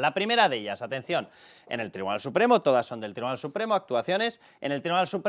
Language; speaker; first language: Spanish; native; Spanish